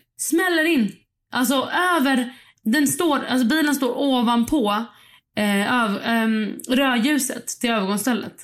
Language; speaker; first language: Swedish; early bilingual, other home language; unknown